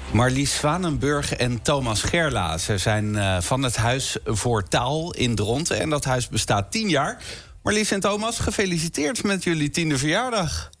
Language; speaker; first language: Dutch; native; Dutch